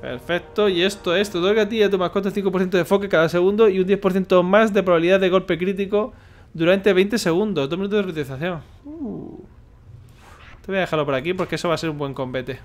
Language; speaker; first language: Spanish; native; Spanish